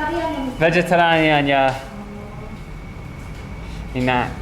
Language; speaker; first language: Indonesian; non-native, learner; English